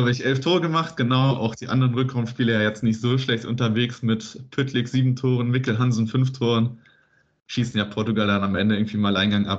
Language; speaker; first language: German; native; German